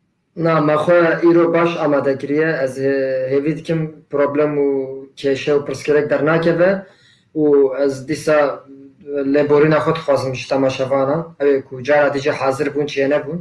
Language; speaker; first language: Kurdish; non-native, local second language; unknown